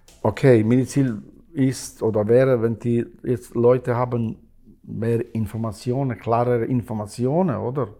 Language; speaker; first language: German; non-native, learner; Albanian